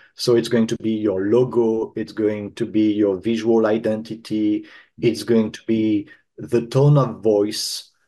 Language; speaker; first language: English; non-native, fluent; French